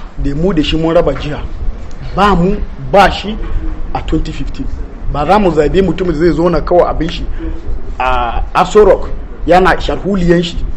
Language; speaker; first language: Hausa; non-native, local second language; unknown